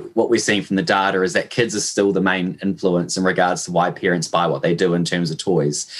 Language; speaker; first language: English; native; English